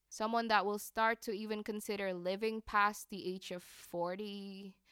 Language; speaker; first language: English; non-native, fluent; Indonesian